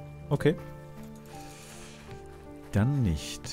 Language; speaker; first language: German; native; German